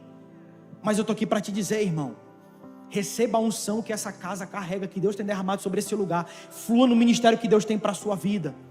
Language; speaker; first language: Portuguese; native; Portuguese